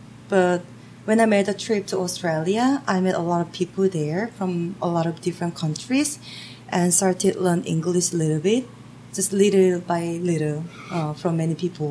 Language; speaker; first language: English; non-native, fluent; Korean